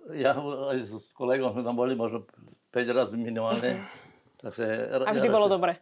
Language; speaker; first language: Slovak; non-native, local second language; Rusyn